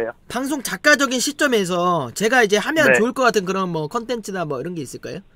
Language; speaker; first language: Korean; native; Korean